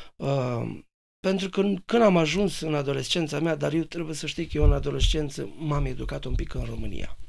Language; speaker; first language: Romanian; native; Romanian